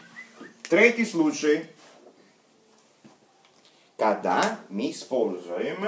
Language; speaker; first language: Russian; non-native, fluent; Italian